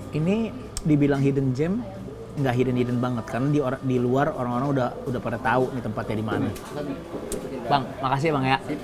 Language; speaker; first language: Indonesian; native; Indonesian